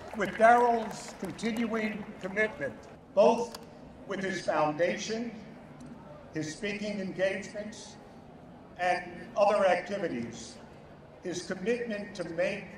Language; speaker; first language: English; native; English